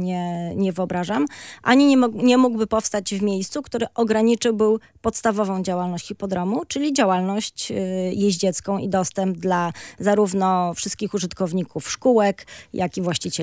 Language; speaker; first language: Polish; native; Polish